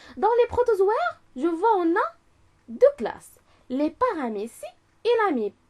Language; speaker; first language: French; non-native, local second language; Arabic